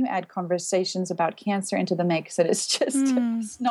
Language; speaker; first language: English; native; English